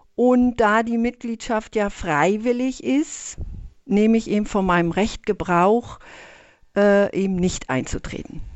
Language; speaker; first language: German; native; German